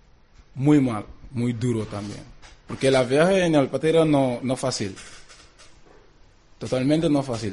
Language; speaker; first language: Spanish; non-native, learner; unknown